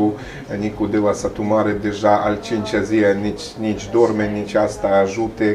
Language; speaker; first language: Romanian; non-native, learner; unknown